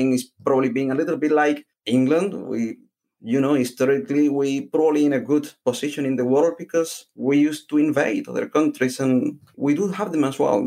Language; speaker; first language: English; non-native, fluent; Spanish